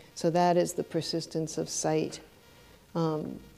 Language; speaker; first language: English; native; English